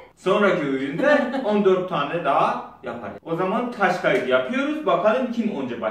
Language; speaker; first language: Turkish; non-native, learner; Azerbaijani